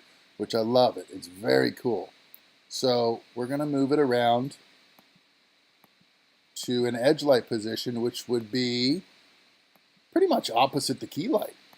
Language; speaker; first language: English; native; English